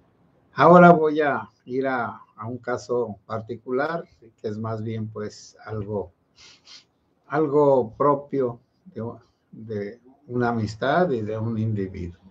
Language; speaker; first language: Spanish; native; Spanish